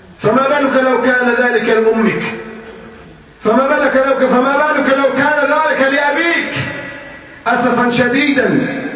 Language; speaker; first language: Arabic; native; Arabic